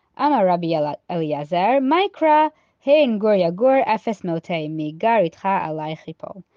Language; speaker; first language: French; non-native, fluent; English